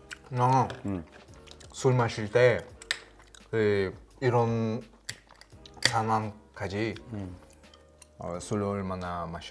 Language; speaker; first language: Korean; non-native, learner; Russian